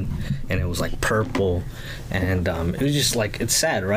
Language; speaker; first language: English; early bilingual, other home language; Spanish